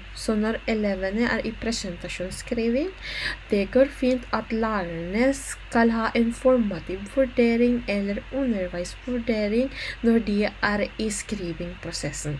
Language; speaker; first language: Norwegian; non-native, learner; Filipino